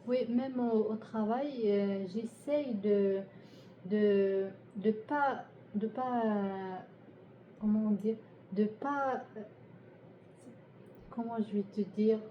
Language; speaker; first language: French; non-native, learner; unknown